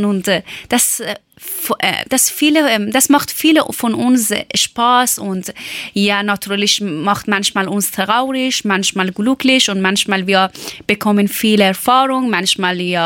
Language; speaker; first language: German; non-native, learner; Persian